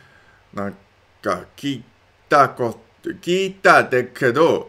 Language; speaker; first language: Japanese; non-native, learner; English